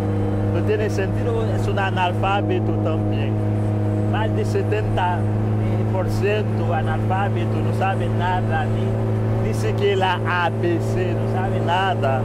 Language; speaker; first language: Spanish; non-native, fluent; Haitian Creole